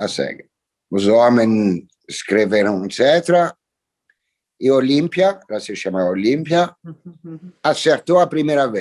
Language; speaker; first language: Portuguese; non-native, fluent; French